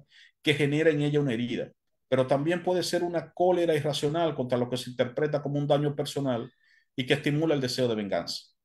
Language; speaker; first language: Spanish; native; Spanish